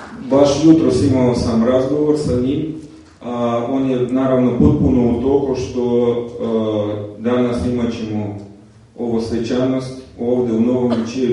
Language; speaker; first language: Serbian; non-native, fluent; Russian